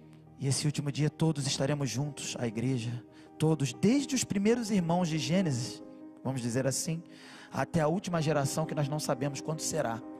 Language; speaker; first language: Portuguese; native; Portuguese